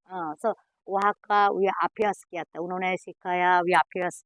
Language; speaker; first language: Hindi; non-native, learner; Korean